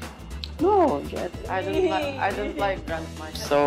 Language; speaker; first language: English; non-native, learner; Ukrainian